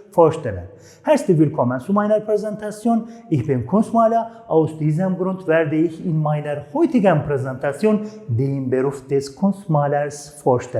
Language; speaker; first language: German; non-native, fluent; Turkish